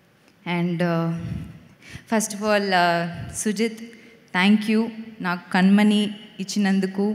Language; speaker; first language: Telugu; non-native, fluent; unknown